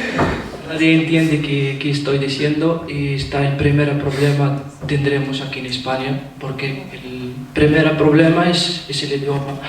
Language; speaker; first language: Spanish; non-native, learner; Arabic